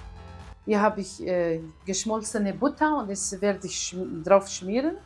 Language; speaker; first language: German; non-native, learner; Aramaic